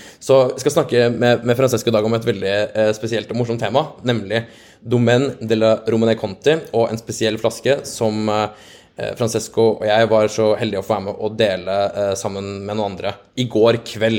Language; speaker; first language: Norwegian; native; Norwegian